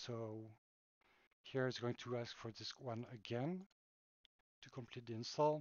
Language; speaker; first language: English; non-native, fluent; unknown